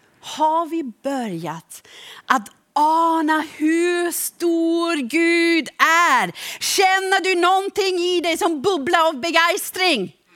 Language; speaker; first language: Swedish; non-native, fluent; German